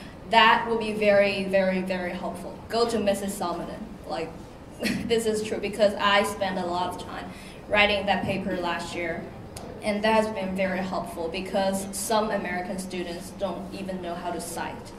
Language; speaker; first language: English; non-native, fluent; Chinese